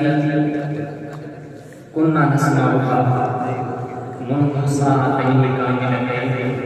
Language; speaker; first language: Arabic; non-native, fluent; Urdu